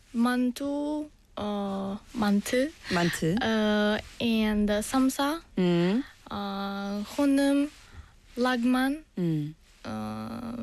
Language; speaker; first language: English; non-native, fluent; Uzbek